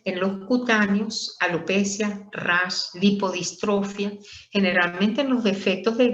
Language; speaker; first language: Spanish; native; Spanish